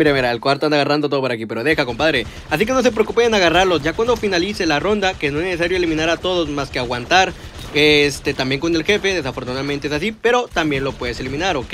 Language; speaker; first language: Spanish; native; Spanish